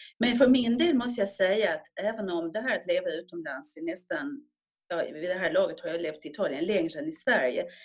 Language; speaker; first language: Swedish; native; Swedish